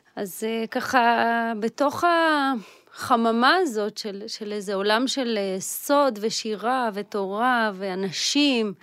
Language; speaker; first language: Hebrew; early bilingual, other home language; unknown